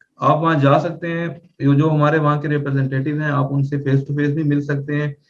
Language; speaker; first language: Urdu; non-native, local second language; Punjabi